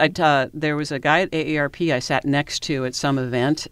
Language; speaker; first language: English; native; English